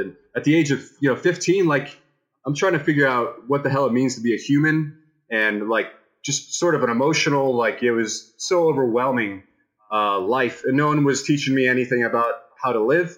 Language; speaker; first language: English; native; English